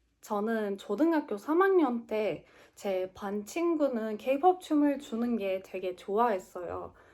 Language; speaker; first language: Korean; non-native, learner; Turkish